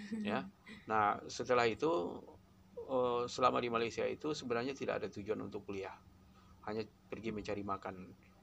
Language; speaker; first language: Indonesian; non-native, local second language; Minangkabau